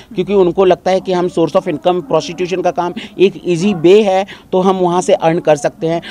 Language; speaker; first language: Hindi; native; Hindi